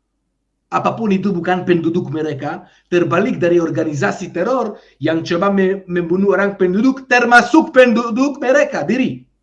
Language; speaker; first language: Indonesian; non-native, fluent; Hebrew